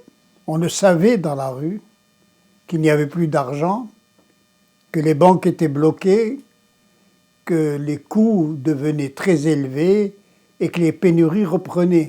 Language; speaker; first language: French; non-native, local second language; Arabic